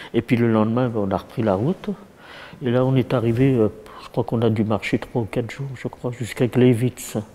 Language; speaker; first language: French; early bilingual, other home language; Yiddish